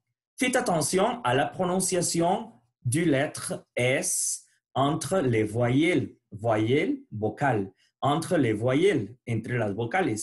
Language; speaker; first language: French; non-native, learner; Spanish